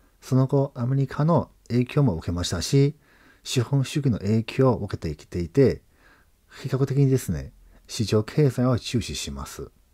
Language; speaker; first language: Japanese; non-native, fluent; Chinese